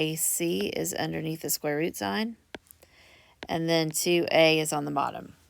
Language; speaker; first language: English; native; English